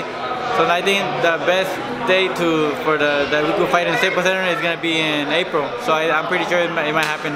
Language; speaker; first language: English; early bilingual, other home language; Spanish